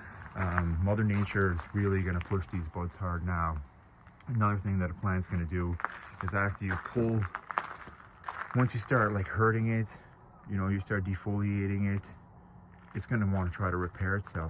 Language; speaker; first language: English; native; English